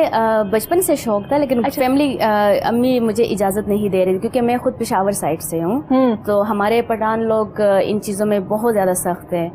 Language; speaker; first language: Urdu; non-native, local second language; Pashto